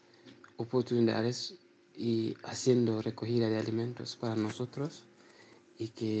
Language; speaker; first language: Spanish; non-native, learner; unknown